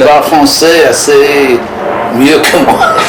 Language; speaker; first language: French; non-native, fluent; English